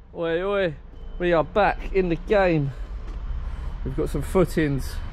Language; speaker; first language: English; native; English